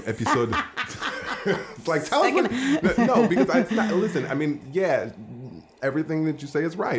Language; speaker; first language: English; native; English